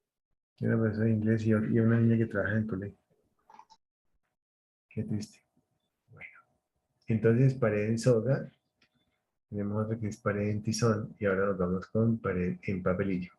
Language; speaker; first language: Spanish; native; Spanish